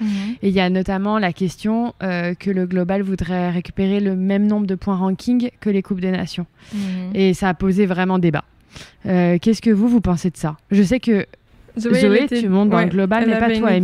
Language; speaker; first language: French; native; French